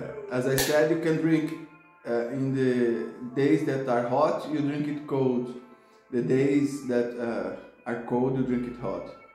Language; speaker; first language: English; non-native, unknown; Portuguese